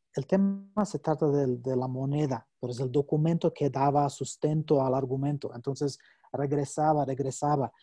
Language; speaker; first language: Spanish; non-native, fluent; English